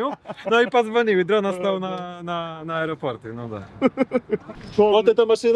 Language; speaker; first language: Russian; non-native, learner; Polish